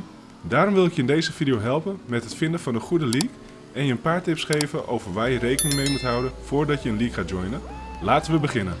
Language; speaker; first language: Dutch; native; Dutch